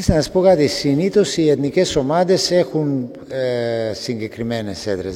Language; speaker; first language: Greek; non-native, fluent; Serbian